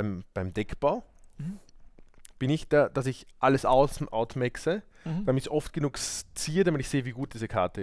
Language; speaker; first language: German; native; German